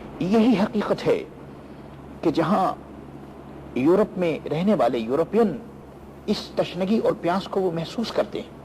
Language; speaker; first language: Urdu; native; Urdu